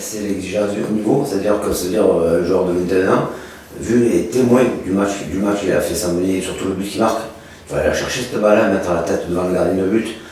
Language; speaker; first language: French; native; French